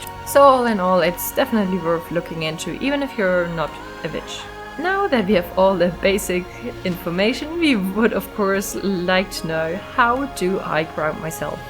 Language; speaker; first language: English; non-native, fluent; German